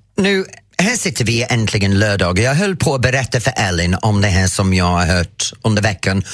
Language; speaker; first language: Swedish; non-native, fluent; English